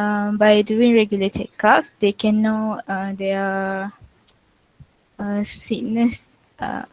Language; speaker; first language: English; non-native, local second language; Malay